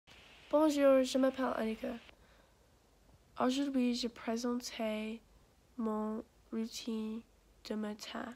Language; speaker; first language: French; non-native, learner; English